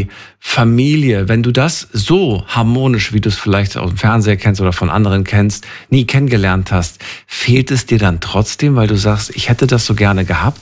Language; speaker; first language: German; native; German